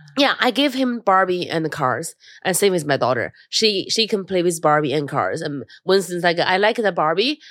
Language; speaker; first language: English; non-native, fluent; Chinese